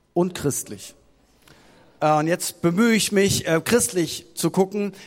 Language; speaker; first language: German; native; German